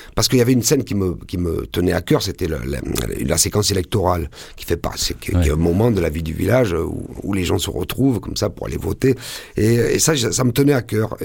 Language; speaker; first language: French; native; French